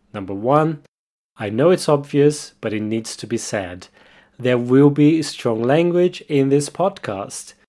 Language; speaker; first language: English; non-native, fluent; Portuguese